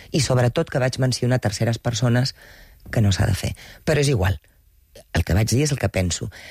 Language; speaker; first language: Catalan; non-native, local second language; Spanish